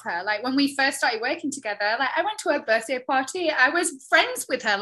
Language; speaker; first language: English; native; English